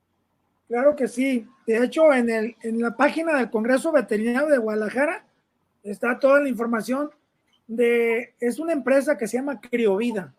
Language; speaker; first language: Spanish; native; Spanish